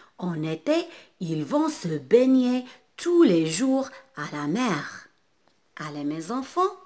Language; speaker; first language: French; non-native, local second language; Arabic